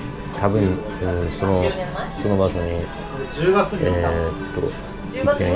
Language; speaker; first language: Japanese; non-native, learner; English